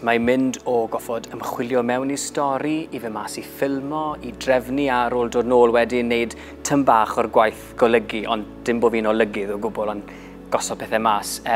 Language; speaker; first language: Welsh; native; Welsh